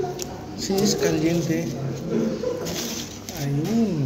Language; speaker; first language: Spanish; non-native, learner; Filipino